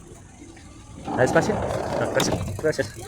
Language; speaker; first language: Spanish; non-native, learner; English